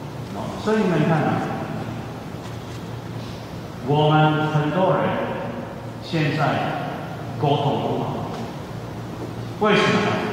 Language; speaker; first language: Chinese; non-native, fluent; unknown